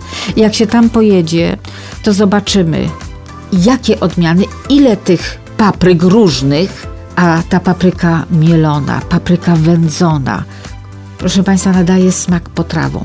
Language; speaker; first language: Polish; native; Polish